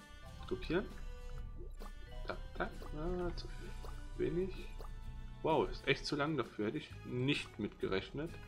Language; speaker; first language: German; native; German